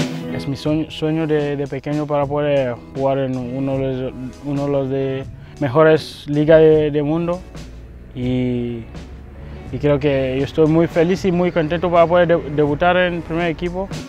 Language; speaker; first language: Spanish; non-native, learner; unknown